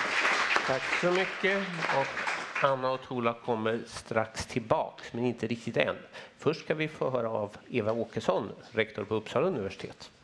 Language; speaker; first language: Swedish; native; Swedish